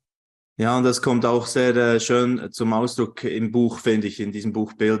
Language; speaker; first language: German; native; German